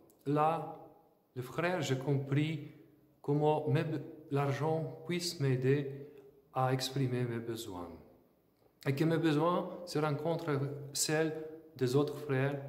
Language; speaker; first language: French; non-native, fluent; Slovenian